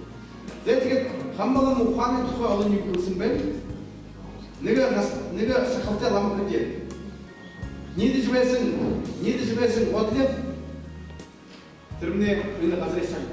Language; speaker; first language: Mongolian; non-native, learner; Buriat